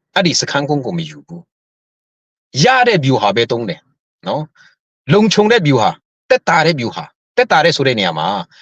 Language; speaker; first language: Burmese; non-native, local second language; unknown